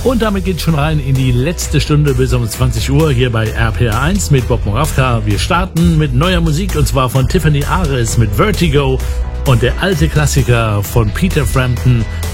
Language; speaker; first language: German; native; German